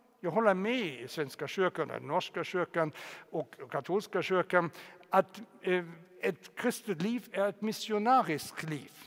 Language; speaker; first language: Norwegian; non-native, fluent; German